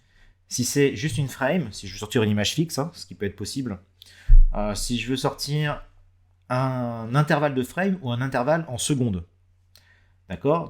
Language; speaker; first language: French; native; French